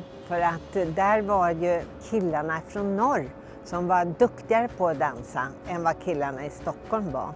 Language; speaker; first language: Swedish; native; Swedish